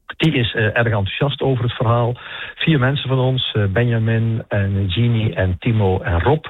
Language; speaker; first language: Dutch; native; Dutch